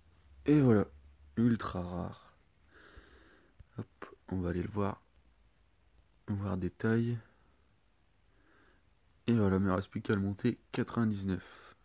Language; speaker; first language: French; native; French